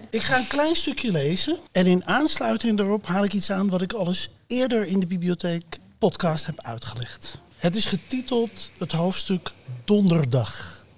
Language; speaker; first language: Dutch; native; Dutch